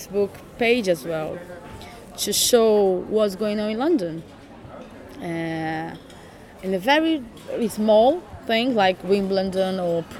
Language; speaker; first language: English; non-native, fluent; Portuguese